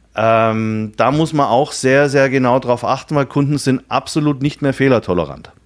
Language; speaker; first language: German; native; German